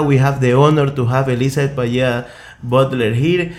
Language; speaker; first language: English; non-native, fluent; Spanish